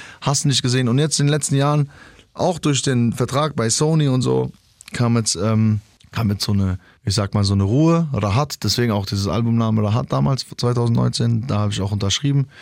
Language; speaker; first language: German; early bilingual, other home language; Albanian